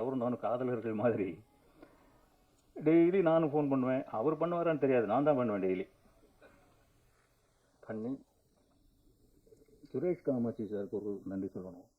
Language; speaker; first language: Tamil; native; Tamil